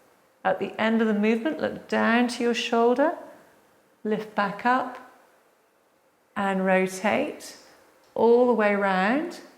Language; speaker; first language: English; native; English